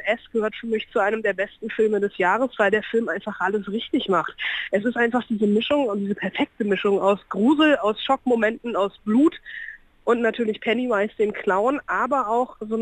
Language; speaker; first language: German; native; German